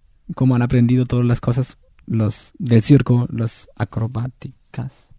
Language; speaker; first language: Spanish; non-native, fluent; German